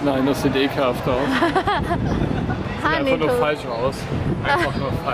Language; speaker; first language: German; native; German